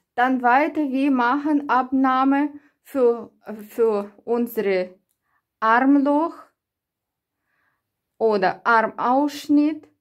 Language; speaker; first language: German; non-native, learner; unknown